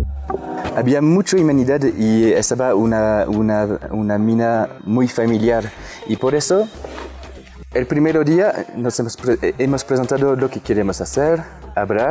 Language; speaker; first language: Spanish; non-native, fluent; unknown